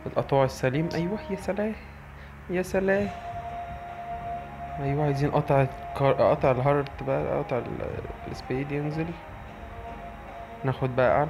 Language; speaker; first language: Arabic; native; Arabic